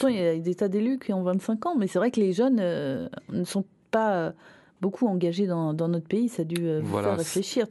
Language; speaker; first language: French; native; French